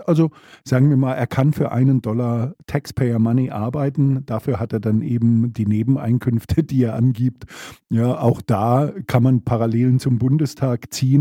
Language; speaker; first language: German; native; German